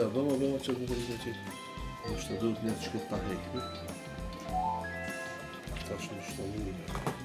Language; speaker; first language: Albanian; native; Albanian